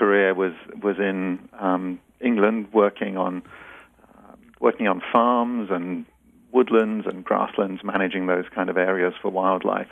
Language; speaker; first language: English; native; English